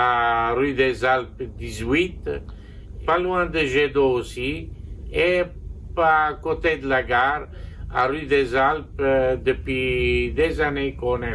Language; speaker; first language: French; non-native, local second language; Armenian